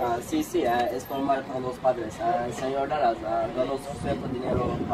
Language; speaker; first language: Spanish; non-native, learner; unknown